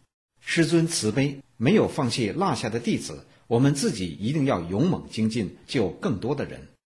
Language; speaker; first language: Chinese; native; Chinese